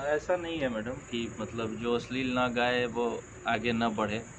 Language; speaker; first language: Hindi; native; Hindi